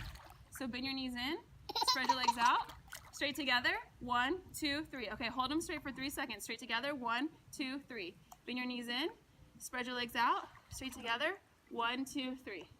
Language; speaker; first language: English; native; English